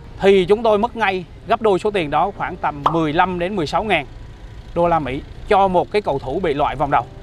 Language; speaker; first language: Vietnamese; native; Vietnamese